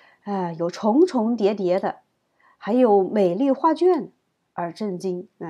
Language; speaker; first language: Chinese; native; Chinese